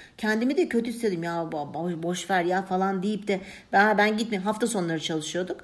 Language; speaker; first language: Turkish; early bilingual, heritage; Turkish